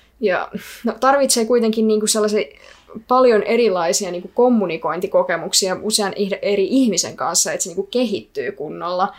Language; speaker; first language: Finnish; early bilingual, other home language; Icelandic